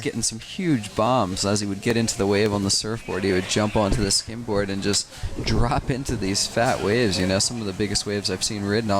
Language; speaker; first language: English; native; English